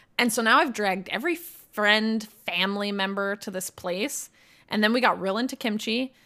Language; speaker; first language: English; native; English